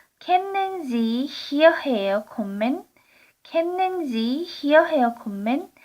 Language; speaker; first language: German; non-native, learner; Korean